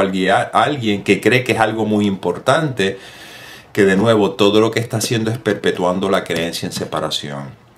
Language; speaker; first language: Spanish; native; Spanish